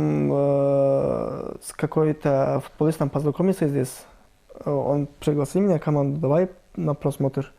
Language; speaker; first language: Russian; non-native, learner; Turkish